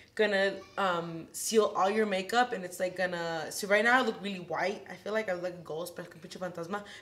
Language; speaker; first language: English; early bilingual, other home language; Spanish